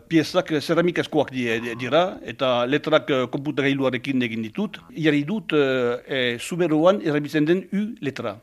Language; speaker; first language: Basque; non-native, local second language; French